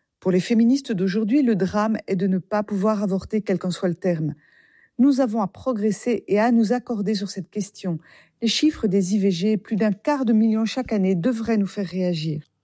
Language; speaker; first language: French; native; French